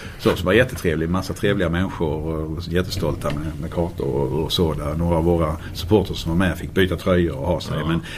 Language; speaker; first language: Swedish; native; Swedish